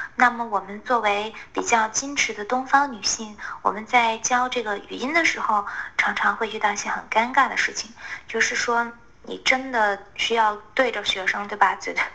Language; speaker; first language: Chinese; native; Chinese